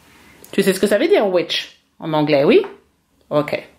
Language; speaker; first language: French; native; French